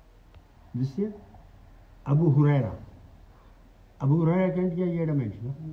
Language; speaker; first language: German; non-native, fluent; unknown